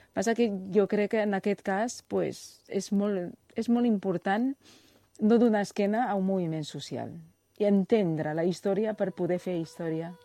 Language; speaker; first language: Catalan; non-native, fluent; Chinese